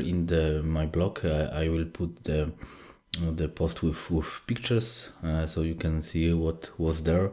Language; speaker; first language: English; non-native, fluent; Polish